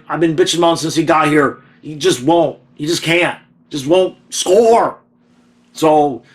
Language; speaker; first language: English; native; English